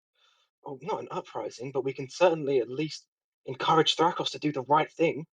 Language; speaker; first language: English; native; English